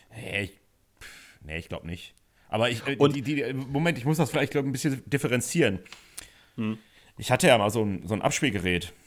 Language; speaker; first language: German; native; German